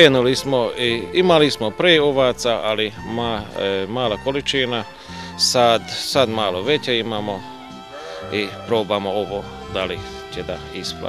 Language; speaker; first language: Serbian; non-native, local second language; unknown